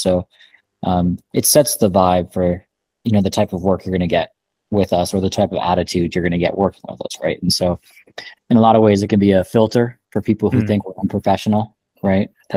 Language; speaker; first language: English; native; English